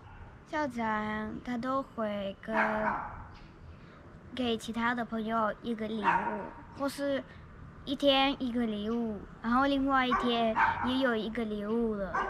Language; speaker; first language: Chinese; early bilingual, other home language; Russian